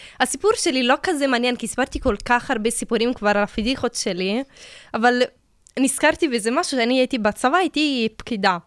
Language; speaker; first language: Hebrew; non-native, fluent; Italian